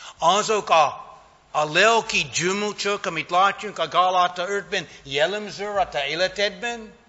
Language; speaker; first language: Hungarian; non-native, fluent; English